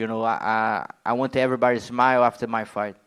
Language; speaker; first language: English; non-native, learner; Portuguese